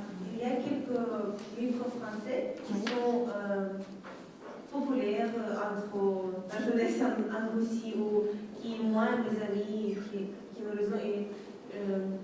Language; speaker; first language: French; non-native, learner; Russian